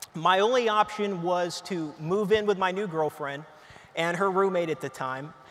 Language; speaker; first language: English; native; English